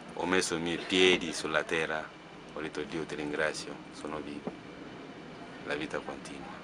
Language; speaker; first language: Italian; non-native, fluent; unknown